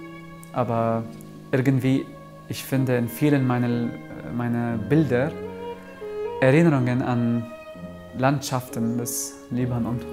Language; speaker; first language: German; non-native, fluent; Arabic